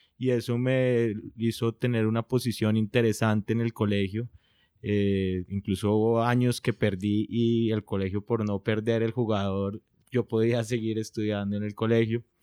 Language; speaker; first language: Spanish; native; Spanish